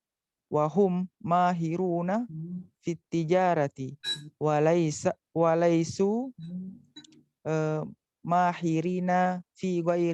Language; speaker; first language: Arabic; non-native, learner; Indonesian